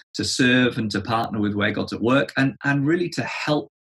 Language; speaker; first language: English; native; English